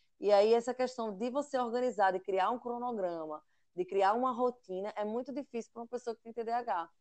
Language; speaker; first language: Portuguese; native; Portuguese